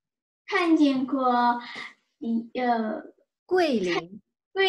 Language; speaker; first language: Chinese; native; Chinese